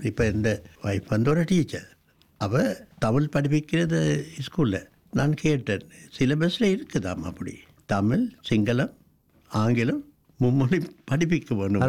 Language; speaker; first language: Tamil; non-native, local second language; Sinhala